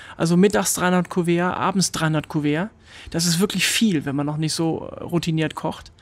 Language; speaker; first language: German; native; German